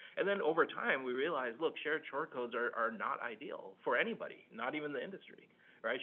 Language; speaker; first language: English; early bilingual, other home language; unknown